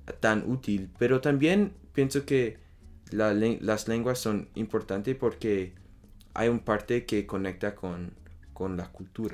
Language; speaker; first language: Spanish; non-native, learner; French